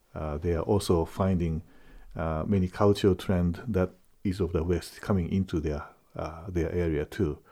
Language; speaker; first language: English; non-native, fluent; Japanese